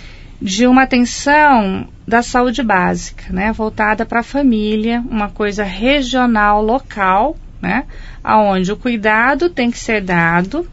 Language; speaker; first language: Portuguese; native; Portuguese